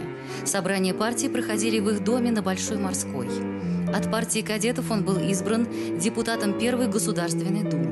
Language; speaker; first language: Russian; native; Russian